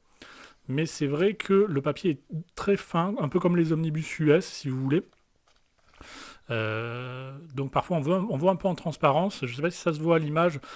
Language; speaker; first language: French; native; French